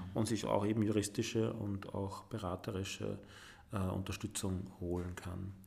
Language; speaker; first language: German; native; German